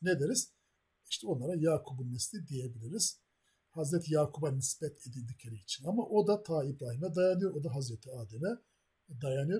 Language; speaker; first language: Turkish; native; Turkish